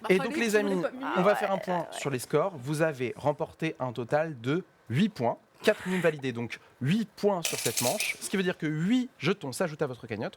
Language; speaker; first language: French; native; French